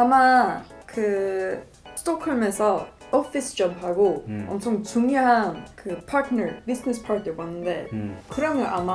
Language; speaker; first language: Korean; non-native, learner; Swedish